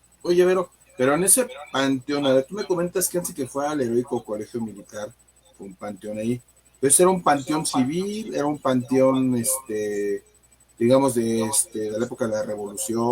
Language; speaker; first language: Spanish; native; Spanish